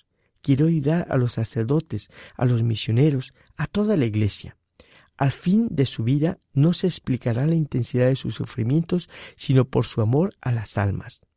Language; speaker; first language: Spanish; native; Spanish